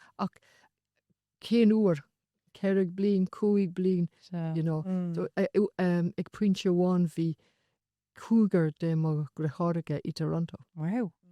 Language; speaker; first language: Irish; non-native, local second language; English